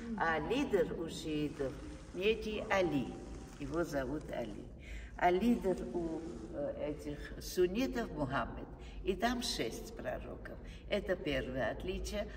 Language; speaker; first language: Russian; non-native, fluent; Armenian